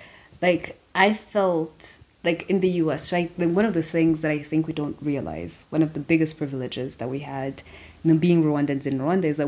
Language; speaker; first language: English; non-native, local second language; Kinyarwanda